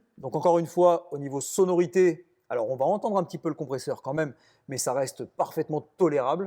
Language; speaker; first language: French; native; French